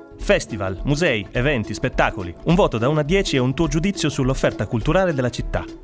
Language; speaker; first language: Italian; native; Italian